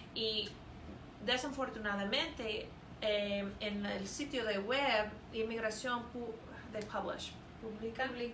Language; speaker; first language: Spanish; non-native, fluent; English